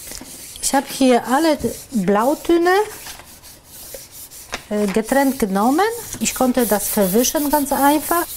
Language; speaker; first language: German; non-native, fluent; Polish